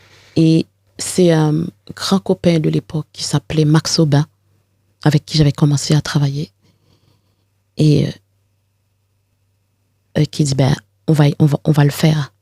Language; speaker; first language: French; non-native, local second language; Haitian Creole